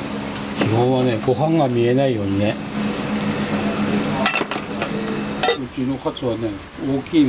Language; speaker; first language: Japanese; native; Japanese